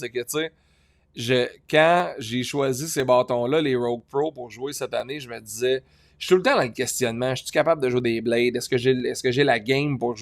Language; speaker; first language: French; native; French